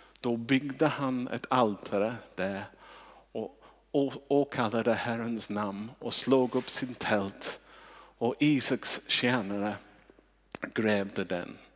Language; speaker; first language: Swedish; non-native, fluent; English